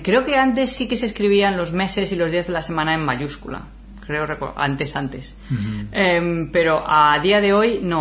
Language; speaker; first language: Spanish; native; Spanish